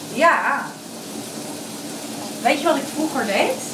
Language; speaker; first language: Dutch; native; Dutch